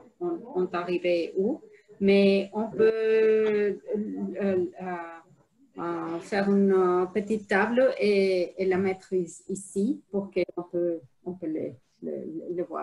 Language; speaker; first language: French; non-native, fluent; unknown